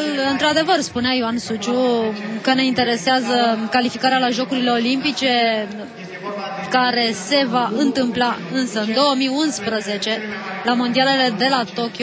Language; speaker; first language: Romanian; native; Romanian